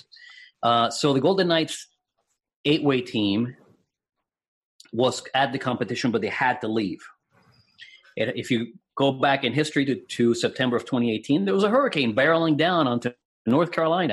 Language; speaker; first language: English; non-native, fluent; Spanish